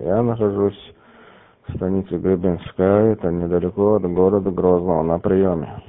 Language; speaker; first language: Russian; native; Russian